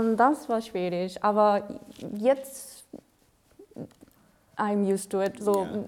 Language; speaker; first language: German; non-native, learner; Korean